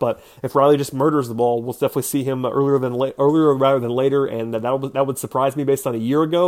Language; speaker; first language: English; native; English